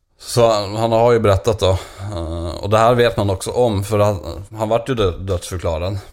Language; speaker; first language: Swedish; native; Swedish